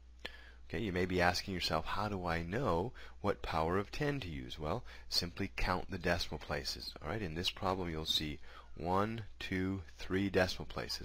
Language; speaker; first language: English; native; English